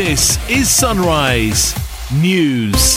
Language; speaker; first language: English; native; English